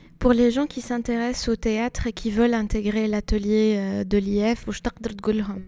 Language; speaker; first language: French; non-native, local second language; Arabic